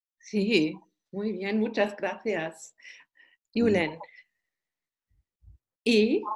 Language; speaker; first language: Spanish; non-native, learner; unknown